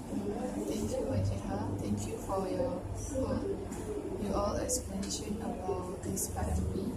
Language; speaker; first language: English; non-native, local second language; Malay